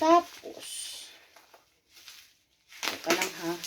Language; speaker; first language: Filipino; native; Filipino